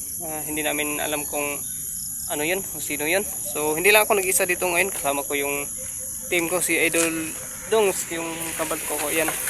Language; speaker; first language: Filipino; non-native, local second language; Cebuano